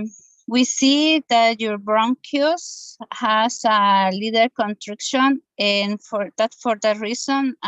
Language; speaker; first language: English; non-native, learner; Spanish